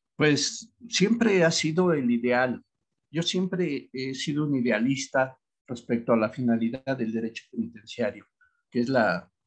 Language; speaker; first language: Spanish; native; Spanish